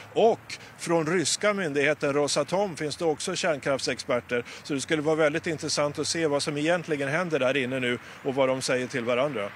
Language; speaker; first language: Swedish; native; Swedish